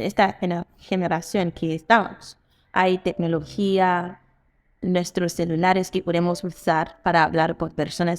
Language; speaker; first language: Spanish; non-native, fluent; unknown